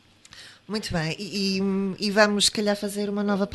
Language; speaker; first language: Portuguese; native; Portuguese